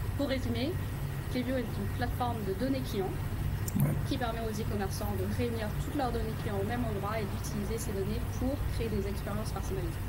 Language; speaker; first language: French; non-native, fluent; Vietnamese